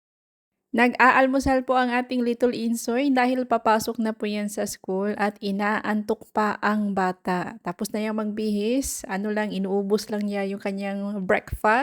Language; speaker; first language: Filipino; non-native, local second language; Cebuano